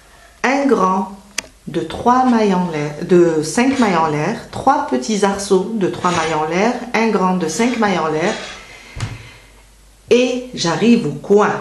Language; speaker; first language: French; native; French